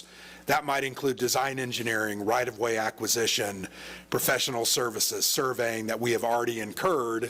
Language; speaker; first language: English; native; English